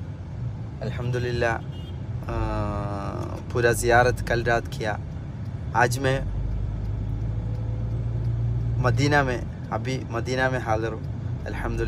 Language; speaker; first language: Hindi; non-native, local second language; Malayalam